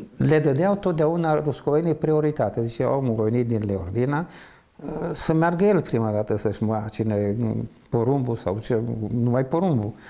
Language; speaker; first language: Romanian; non-native, local second language; Ukrainian